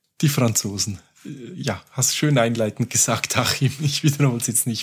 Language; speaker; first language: German; native; German